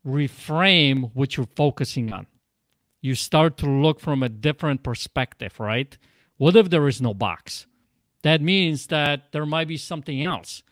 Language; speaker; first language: English; non-native, fluent; Polish